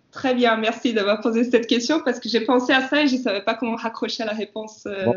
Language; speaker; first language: French; non-native, fluent; Portuguese